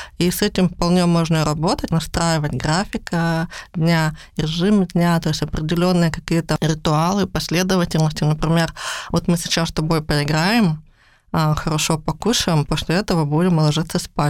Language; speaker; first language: Russian; native; Russian